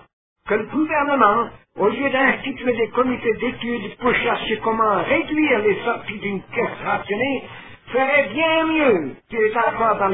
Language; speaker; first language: French; native; French